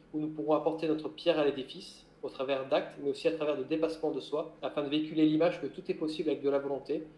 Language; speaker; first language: French; native; French